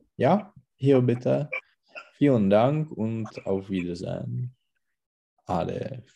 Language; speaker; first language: German; non-native, learner; Czech